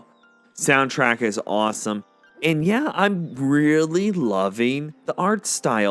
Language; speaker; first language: English; native; English